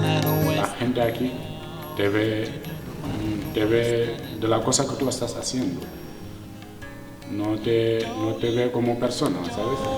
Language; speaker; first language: Spanish; non-native, learner; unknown